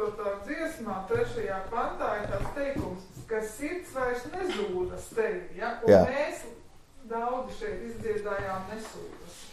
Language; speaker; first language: Latvian; native; Latvian